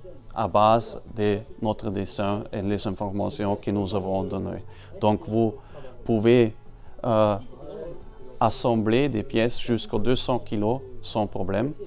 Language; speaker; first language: French; non-native, fluent; German